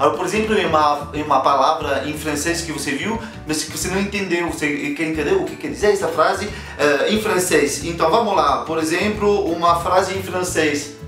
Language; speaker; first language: Portuguese; non-native, fluent; French